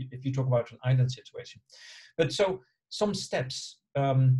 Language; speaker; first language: English; non-native, fluent; Dutch